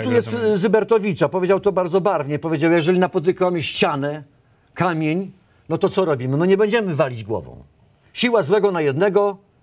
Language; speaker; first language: Polish; native; Polish